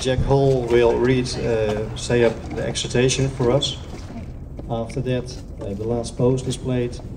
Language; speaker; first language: English; non-native, fluent; Dutch